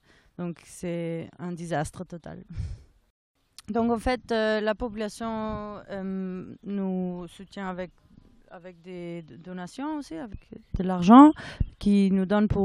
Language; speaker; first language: French; non-native, fluent; German